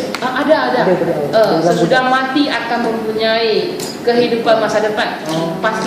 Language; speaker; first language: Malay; non-native, fluent; Chinese